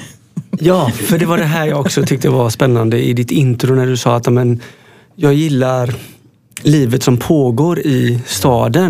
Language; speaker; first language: Swedish; native; Swedish